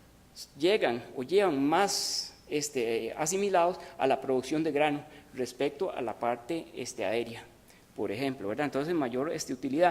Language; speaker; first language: Spanish; native; Spanish